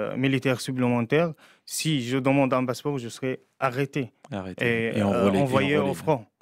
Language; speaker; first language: French; non-native, fluent; Arabic